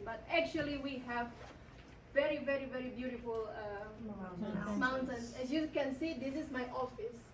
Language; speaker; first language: English; non-native, local second language; Indonesian